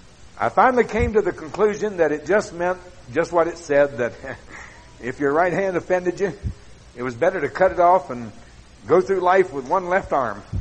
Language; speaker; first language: English; native; English